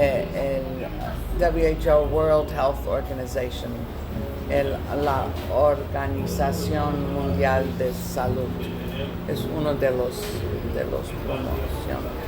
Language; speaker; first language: Spanish; non-native, learner; English